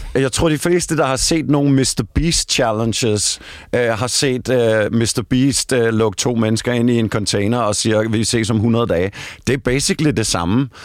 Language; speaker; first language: Danish; native; Danish